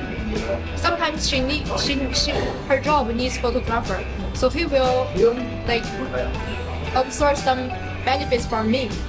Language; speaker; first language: English; non-native, learner; Chinese